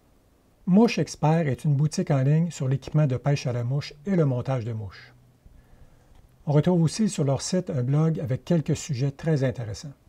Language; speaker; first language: French; native; French